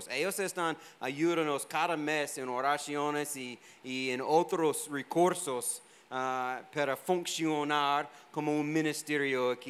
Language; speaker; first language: Spanish; non-native, fluent; English